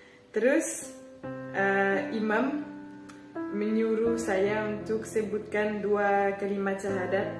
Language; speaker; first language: Indonesian; non-native, fluent; French